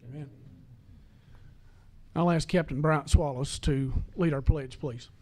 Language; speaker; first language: English; native; English